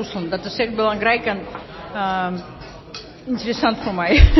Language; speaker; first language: Dutch; non-native, learner; Russian